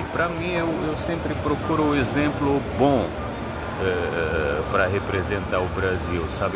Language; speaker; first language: Portuguese; non-native, fluent; Arabic